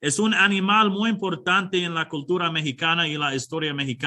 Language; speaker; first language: Spanish; non-native, fluent; English